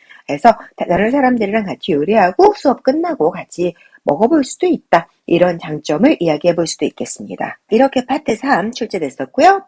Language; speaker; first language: Korean; native; Korean